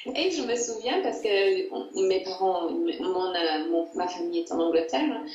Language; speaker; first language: French; non-native, fluent; English